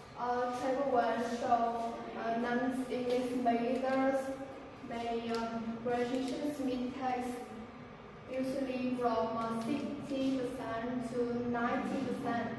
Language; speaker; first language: English; non-native, learner; Vietnamese